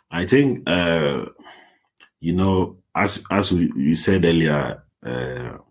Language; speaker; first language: English; non-native, local second language; Akan